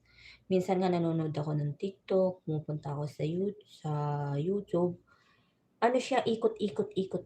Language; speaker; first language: Filipino; non-native, local second language; Bikol